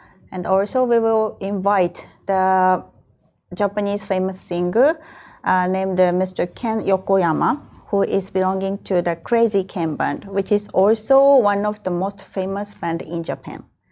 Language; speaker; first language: English; non-native, fluent; Japanese